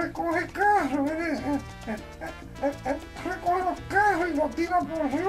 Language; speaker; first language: Spanish; early bilingual, heritage; Spanish